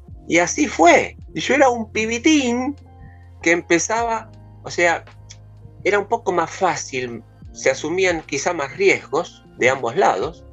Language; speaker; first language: Spanish; native; Spanish